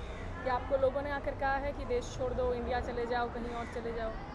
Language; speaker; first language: Hindi; native; Hindi